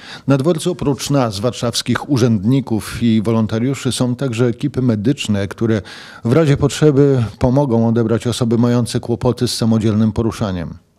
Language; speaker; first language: Polish; native; Polish